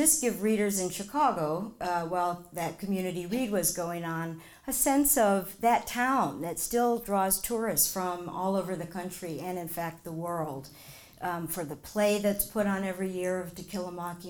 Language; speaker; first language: English; native; English